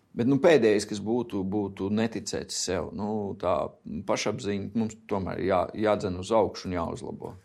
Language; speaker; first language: Latvian; native; Latvian